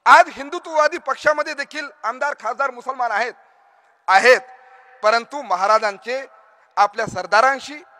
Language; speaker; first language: Marathi; non-native, local second language; Urdu